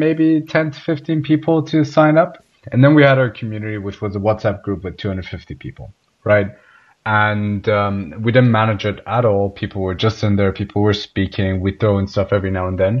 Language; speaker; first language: English; non-native, fluent; Persian